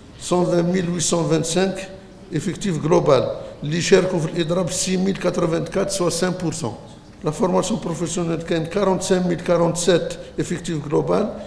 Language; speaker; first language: French; non-native, local second language; Arabic